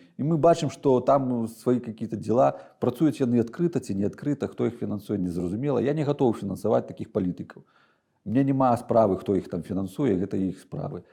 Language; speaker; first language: Belarusian; native; Belarusian